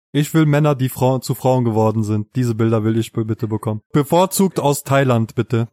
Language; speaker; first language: German; native; German